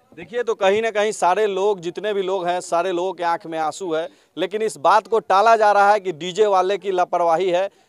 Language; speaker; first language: Hindi; native; Hindi